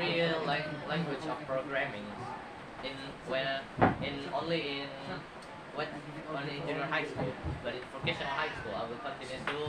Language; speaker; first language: English; non-native, learner; Indonesian